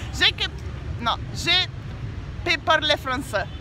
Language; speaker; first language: Italian; native; Italian